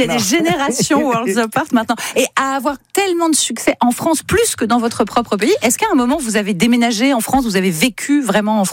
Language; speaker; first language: French; native; French